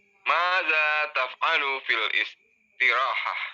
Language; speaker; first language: Arabic; non-native, learner; Indonesian